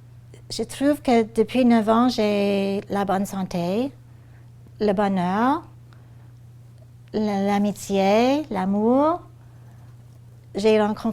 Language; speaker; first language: French; non-native, fluent; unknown